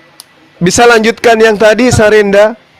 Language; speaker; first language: Indonesian; native; Indonesian